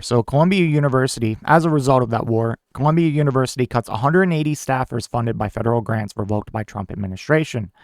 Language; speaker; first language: English; native; English